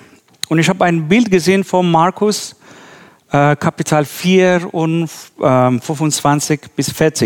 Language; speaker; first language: German; non-native, learner; Persian